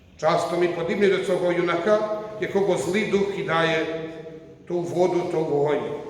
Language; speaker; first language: Ukrainian; non-native, learner; Croatian